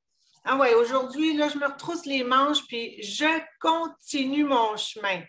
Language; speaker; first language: French; native; French